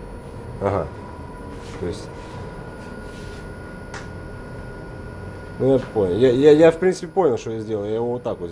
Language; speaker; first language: Russian; native; Russian